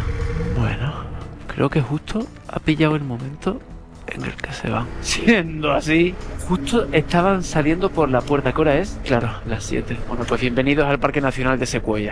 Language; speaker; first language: Spanish; native; Spanish